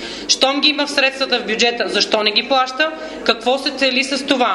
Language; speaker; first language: Bulgarian; native; Bulgarian